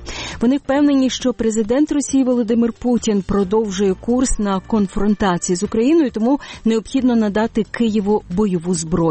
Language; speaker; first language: Ukrainian; native; Ukrainian